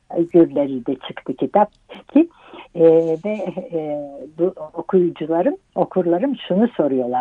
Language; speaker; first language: Turkish; early bilingual, heritage; Turkish